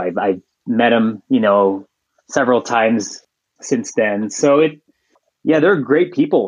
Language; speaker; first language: English; native; English